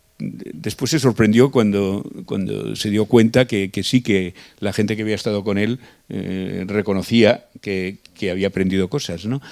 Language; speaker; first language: Spanish; non-native, local second language; Catalan